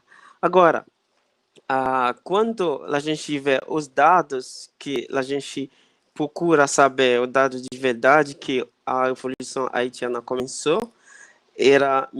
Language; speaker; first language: Portuguese; non-native, fluent; Haitian Creole